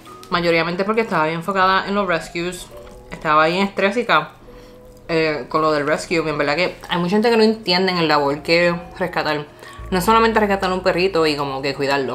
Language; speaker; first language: Spanish; early bilingual, other home language; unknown